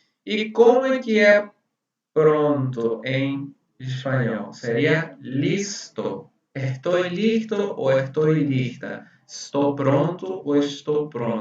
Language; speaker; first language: Portuguese; non-native, fluent; Spanish